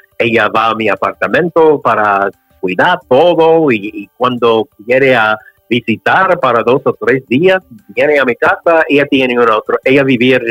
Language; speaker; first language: Spanish; non-native, learner; English